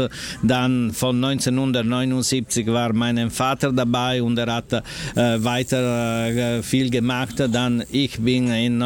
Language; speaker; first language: German; non-native, learner; Italian